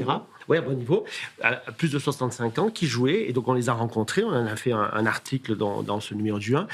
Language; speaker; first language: French; native; French